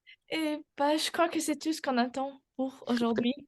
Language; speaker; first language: French; non-native, learner; English